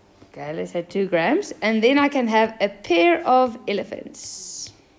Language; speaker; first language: English; non-native, local second language; Afrikaans